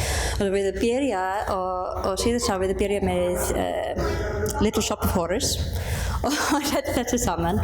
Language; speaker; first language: Icelandic; non-native, learner; English